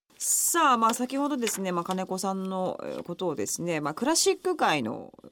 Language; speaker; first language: Japanese; native; Japanese